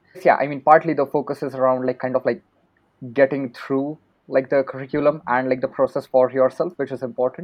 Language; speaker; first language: English; non-native, local second language; Marathi